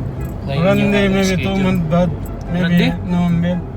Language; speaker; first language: English; non-native, learner; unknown